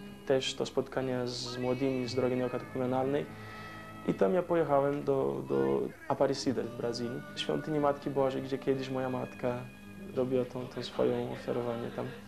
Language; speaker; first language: Polish; non-native, fluent; Portuguese